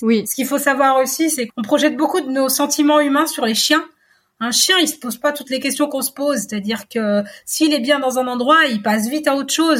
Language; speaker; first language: French; native; French